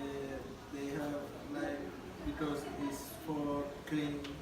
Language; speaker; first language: English; non-native, learner; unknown